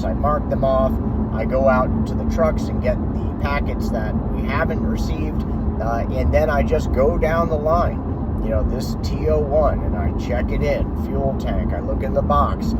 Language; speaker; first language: English; native; English